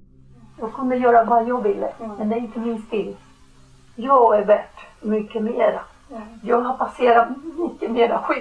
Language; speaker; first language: Swedish; non-native, fluent; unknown